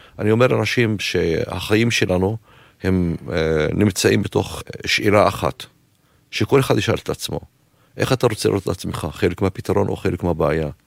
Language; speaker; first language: Hebrew; non-native, local second language; Arabic